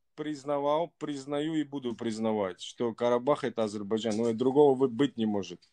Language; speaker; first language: Russian; native; Russian